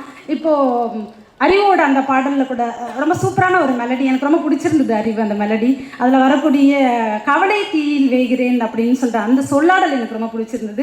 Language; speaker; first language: Tamil; native; Tamil